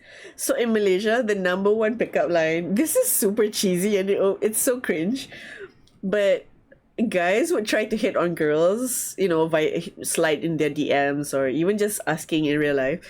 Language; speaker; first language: English; non-native, learner; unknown